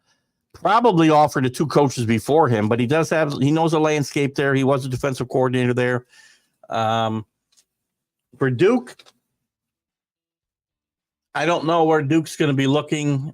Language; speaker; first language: English; native; English